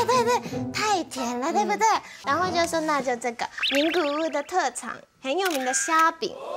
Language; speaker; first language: Chinese; non-native, fluent; Japanese